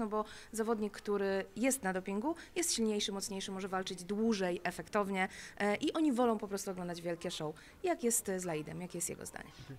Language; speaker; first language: Polish; native; Polish